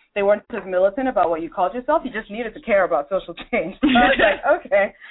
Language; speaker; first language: English; non-native, local second language; Yoruba